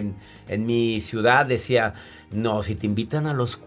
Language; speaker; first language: Spanish; native; Spanish